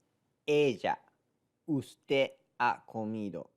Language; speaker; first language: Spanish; non-native, learner; Japanese